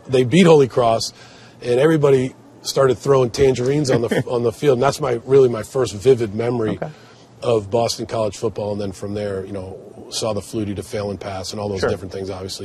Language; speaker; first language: English; native; English